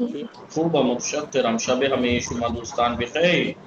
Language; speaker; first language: Persian; non-native, fluent; Urdu